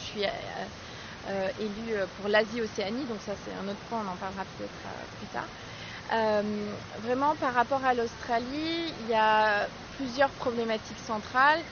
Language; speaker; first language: French; native; French